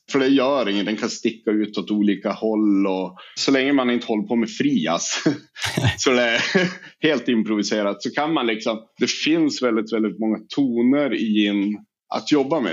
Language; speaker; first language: Swedish; native; Swedish